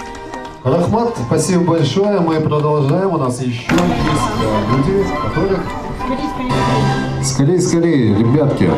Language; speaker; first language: Russian; native; Russian